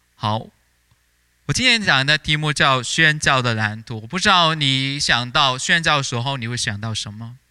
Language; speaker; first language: Chinese; native; Chinese